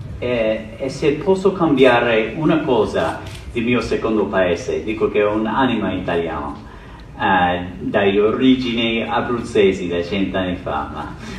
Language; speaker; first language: Italian; non-native, learner; English